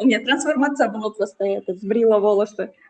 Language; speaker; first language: Russian; non-native, local second language; Kyrgyz